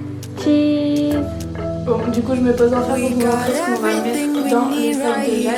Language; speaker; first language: French; native; French